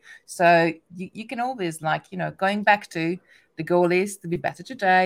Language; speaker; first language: English; non-native, fluent; Hungarian